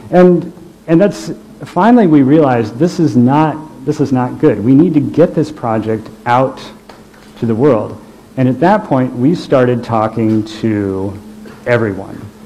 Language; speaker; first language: English; native; English